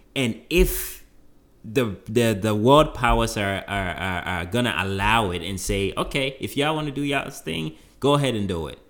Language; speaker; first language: English; non-native, local second language; Akan